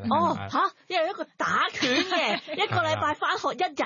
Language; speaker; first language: Cantonese; native; Cantonese